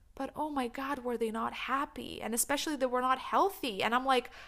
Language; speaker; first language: English; non-native, fluent; Lithuanian